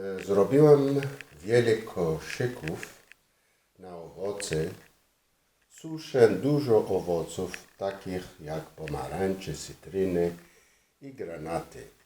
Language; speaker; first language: Polish; non-native, learner; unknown